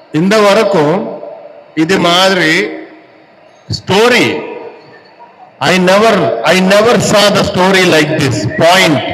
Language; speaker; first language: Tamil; non-native, learner; Telugu